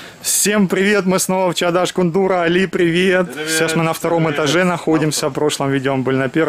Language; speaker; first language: Russian; native; Russian